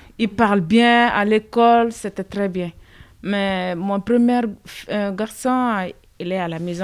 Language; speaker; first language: French; non-native, learner; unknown